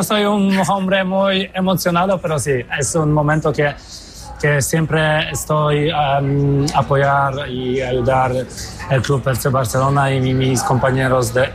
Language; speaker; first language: Spanish; non-native, fluent; Polish